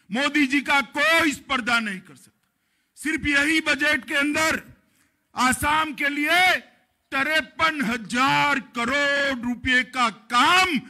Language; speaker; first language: Hindi; non-native, local second language; Gujarati